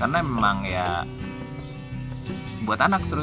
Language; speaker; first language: Indonesian; native; Indonesian